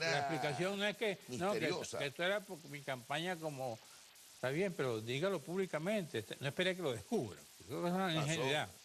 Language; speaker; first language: Spanish; native; Spanish